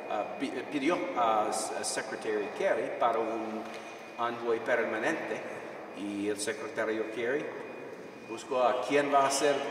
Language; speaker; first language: Spanish; non-native, fluent; English